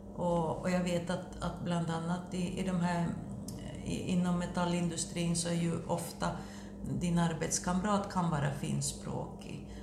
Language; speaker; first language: Swedish; native; Swedish